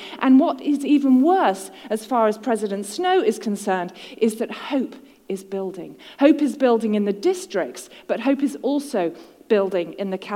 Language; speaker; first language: English; native; English